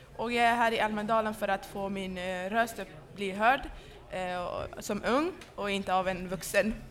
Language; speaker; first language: Swedish; non-native, fluent; Kurdish